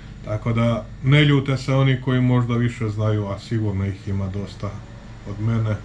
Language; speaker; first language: Serbian; native; Serbian